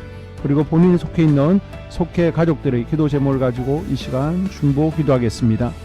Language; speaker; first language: Korean; native; Korean